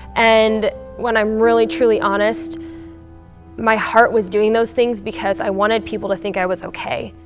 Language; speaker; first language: English; native; English